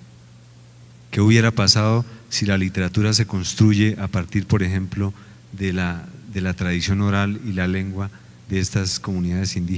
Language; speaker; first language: Spanish; native; Spanish